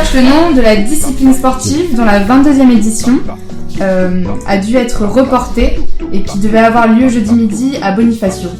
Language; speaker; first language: French; native; French